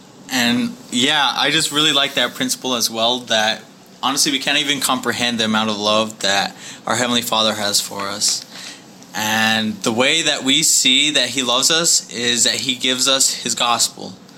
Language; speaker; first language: English; native; English